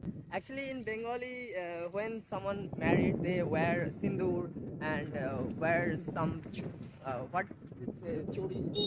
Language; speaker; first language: English; non-native, local second language; Bangla